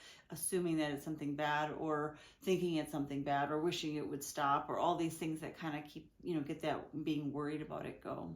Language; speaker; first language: English; native; English